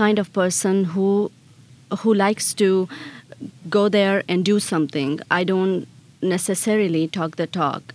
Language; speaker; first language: English; non-native, local second language; Khowar